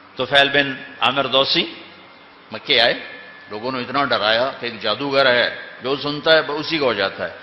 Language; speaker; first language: Urdu; non-native, local second language; Punjabi